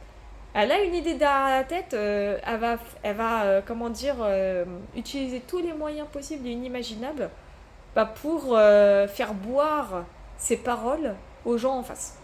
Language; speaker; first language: French; native; French